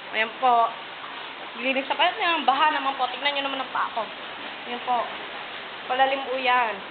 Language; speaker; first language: Filipino; native; Filipino